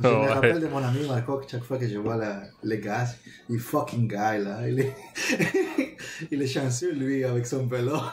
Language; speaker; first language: French; non-native, learner; Spanish